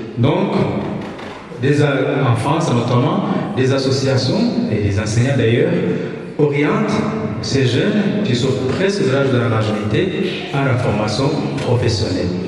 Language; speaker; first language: French; non-native, local second language; Kinyarwanda